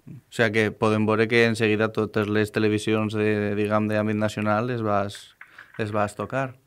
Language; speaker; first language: Catalan; native; Catalan